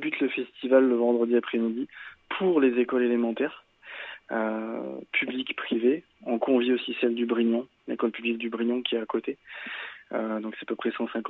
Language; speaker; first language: French; native; French